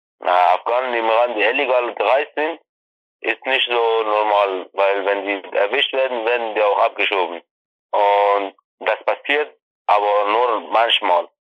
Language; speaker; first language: German; non-native, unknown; Persian